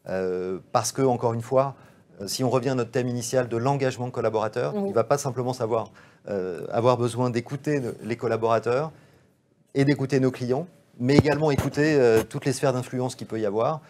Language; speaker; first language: French; native; French